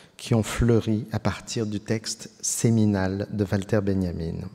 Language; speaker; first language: French; native; French